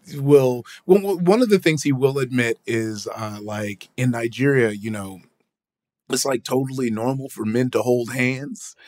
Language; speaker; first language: English; early bilingual, other home language; Yoruba